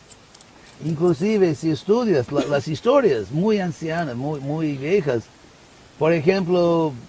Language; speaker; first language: Spanish; non-native, fluent; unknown